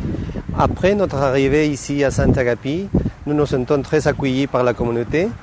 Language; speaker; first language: French; non-native, fluent; Spanish